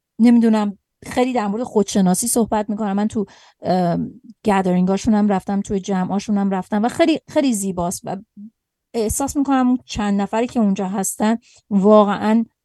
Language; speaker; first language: Persian; native; Persian